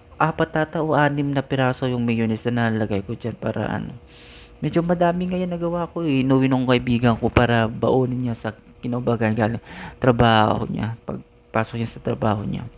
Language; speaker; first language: Filipino; non-native, local second language; Iloko